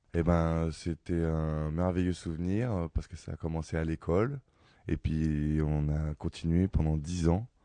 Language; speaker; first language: French; native; French